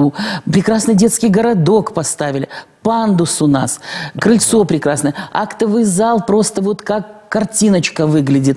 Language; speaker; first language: Russian; native; Russian